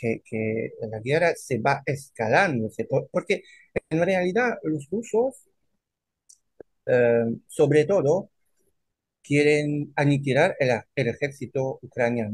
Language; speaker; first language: Spanish; non-native, fluent; French